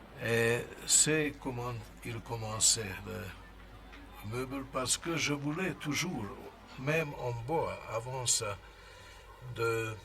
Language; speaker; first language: French; non-native, fluent; Hungarian